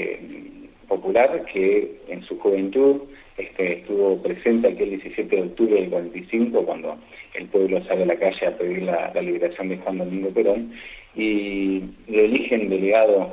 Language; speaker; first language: Spanish; native; Spanish